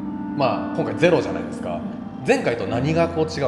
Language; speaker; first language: Japanese; native; Japanese